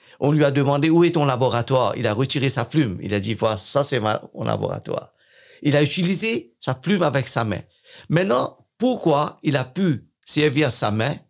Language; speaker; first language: French; non-native, fluent; English